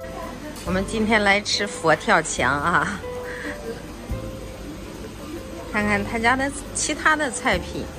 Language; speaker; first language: Chinese; native; Chinese